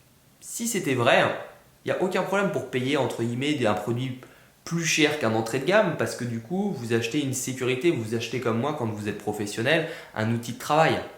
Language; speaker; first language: French; native; French